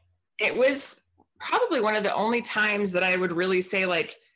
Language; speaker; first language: English; native; English